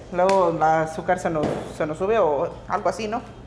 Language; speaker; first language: Spanish; early bilingual, heritage; Spanish